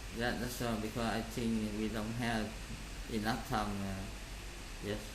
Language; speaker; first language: English; non-native, learner; Vietnamese